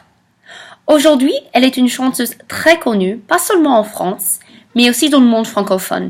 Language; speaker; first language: French; non-native, fluent; English